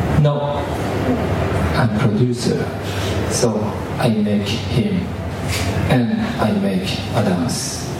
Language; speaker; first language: English; non-native, learner; Japanese